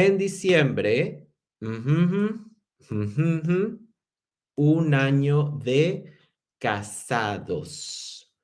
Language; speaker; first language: Spanish; non-native, fluent; English